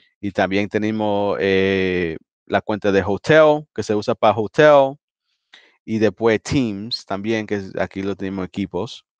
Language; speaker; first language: Spanish; early bilingual, heritage; Spanish